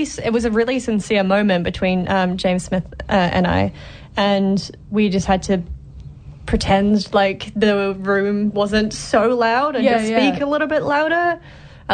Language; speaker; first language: English; native; English